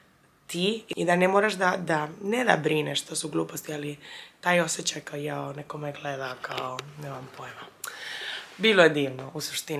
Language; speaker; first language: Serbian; early bilingual, heritage; Serbian